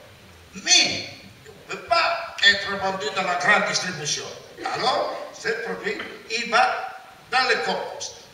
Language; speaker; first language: French; non-native, learner; Italian